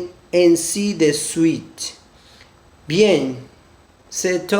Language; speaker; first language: French; non-native, learner; Spanish